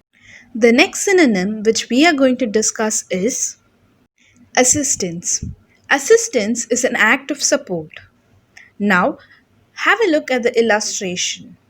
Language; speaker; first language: English; non-native, local second language; Tamil